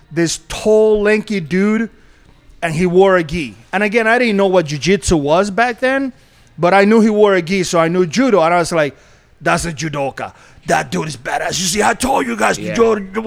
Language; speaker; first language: English; non-native, fluent; Spanish